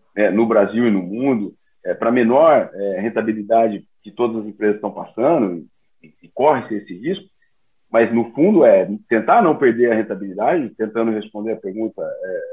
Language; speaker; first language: Portuguese; native; Portuguese